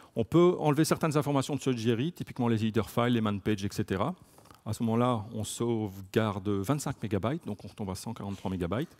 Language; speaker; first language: French; native; French